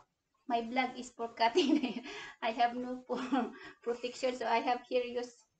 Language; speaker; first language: English; non-native, learner; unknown